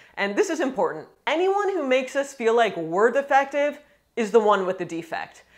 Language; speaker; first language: English; native; English